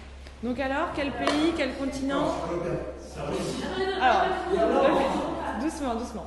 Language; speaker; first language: French; native; French